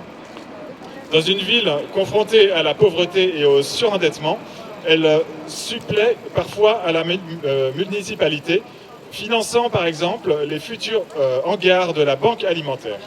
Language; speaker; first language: French; native; French